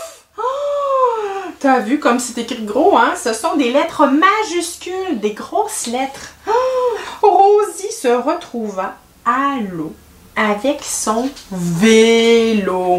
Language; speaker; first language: French; native; French